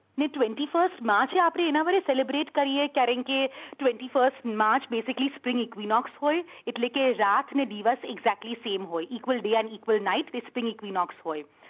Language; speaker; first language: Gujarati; early bilingual, heritage; Gujarati